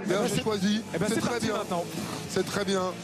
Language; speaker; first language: French; native; French